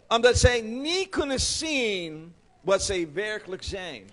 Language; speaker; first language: Dutch; non-native, learner; English